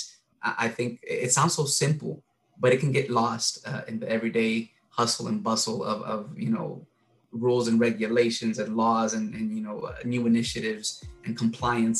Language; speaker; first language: English; early bilingual, other home language; Spanish